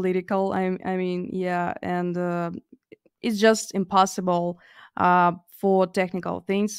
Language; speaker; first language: English; non-native, fluent; Russian